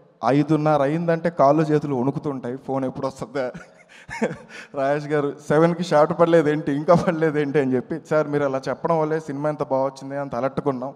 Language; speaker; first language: Telugu; native; Telugu